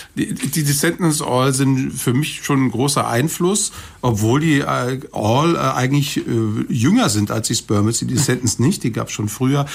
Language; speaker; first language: German; native; German